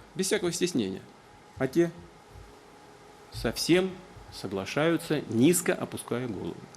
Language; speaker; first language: Russian; native; Russian